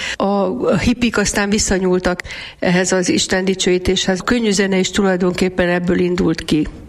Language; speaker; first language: Hungarian; native; Hungarian